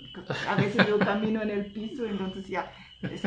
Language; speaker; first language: Spanish; non-native, fluent; German